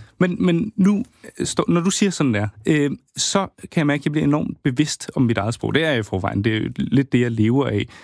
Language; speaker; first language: Danish; native; Danish